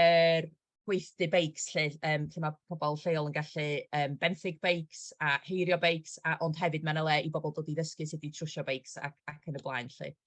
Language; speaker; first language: Welsh; native; Welsh